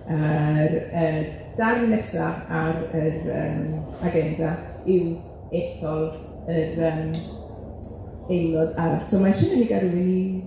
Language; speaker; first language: Welsh; native; Welsh